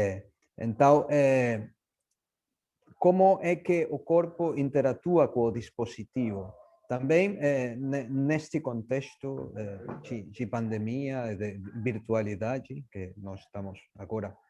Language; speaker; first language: Portuguese; non-native, fluent; Spanish